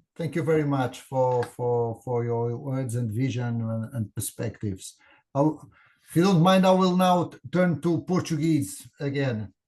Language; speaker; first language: English; non-native, fluent; Portuguese